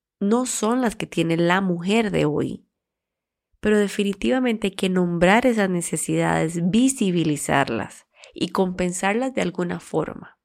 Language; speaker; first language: Spanish; native; Spanish